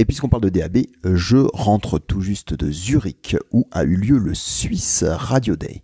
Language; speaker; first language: French; native; French